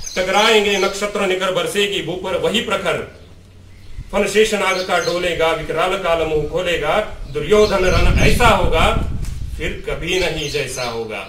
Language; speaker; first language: Hindi; non-native, local second language; Marathi